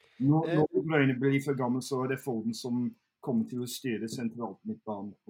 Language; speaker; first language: Norwegian; non-native, fluent; English